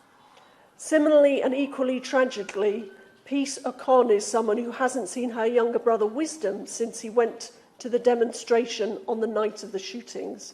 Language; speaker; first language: English; native; English